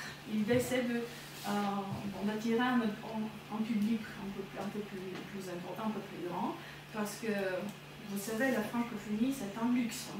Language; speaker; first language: French; non-native, fluent; Bulgarian